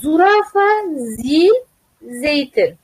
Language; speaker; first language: Turkish; non-native, fluent; Uzbek